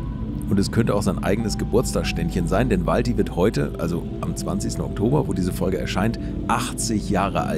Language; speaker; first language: German; native; German